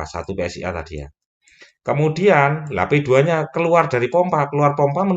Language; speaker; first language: Indonesian; native; Indonesian